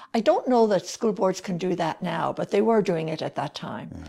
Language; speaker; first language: English; native; English